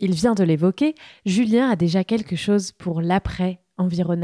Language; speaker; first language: French; native; French